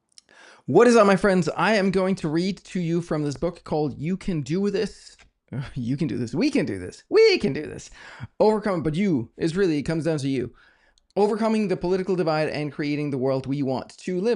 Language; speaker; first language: English; non-native, fluent; Danish